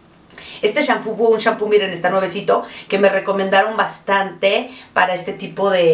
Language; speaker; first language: Spanish; native; Spanish